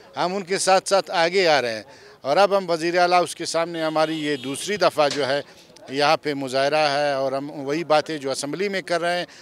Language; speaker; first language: Urdu; non-native, local second language; Baluchi